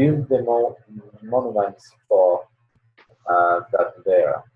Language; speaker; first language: English; non-native, learner; Polish